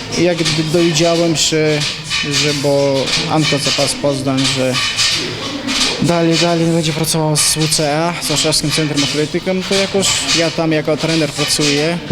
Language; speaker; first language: Polish; non-native, learner; Chechen